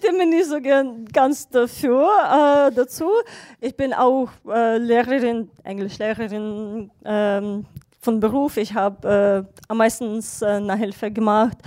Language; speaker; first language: German; non-native, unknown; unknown